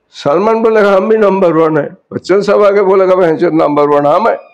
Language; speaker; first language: Hindi; non-native, local second language; Bangla